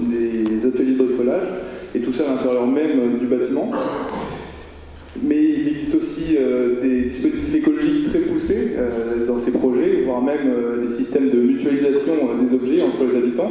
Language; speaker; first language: French; native; French